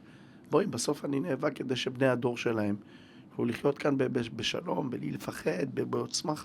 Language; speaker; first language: Hebrew; native; Hebrew